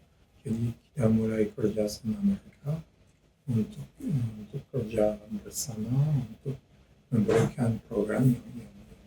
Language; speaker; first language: Indonesian; non-native, learner; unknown